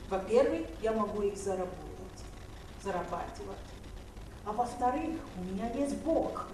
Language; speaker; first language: Russian; non-native, fluent; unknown